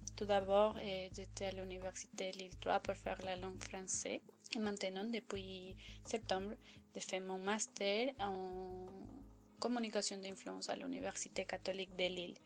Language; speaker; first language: French; non-native, fluent; Spanish